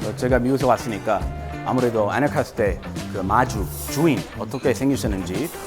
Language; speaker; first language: Korean; non-native, fluent; English